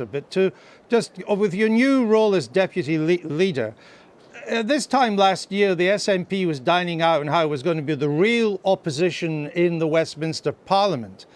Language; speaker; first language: English; native; English